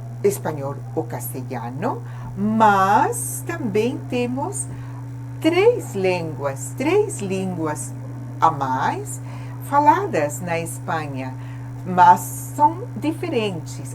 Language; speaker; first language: Portuguese; non-native, fluent; Spanish